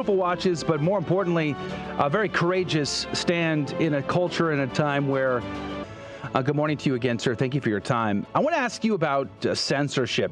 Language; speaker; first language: English; native; English